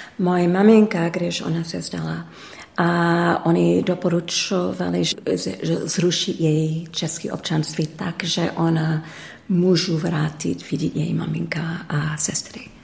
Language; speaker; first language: Czech; early bilingual, heritage; English